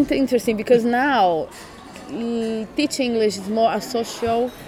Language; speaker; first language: English; non-native, fluent; Portuguese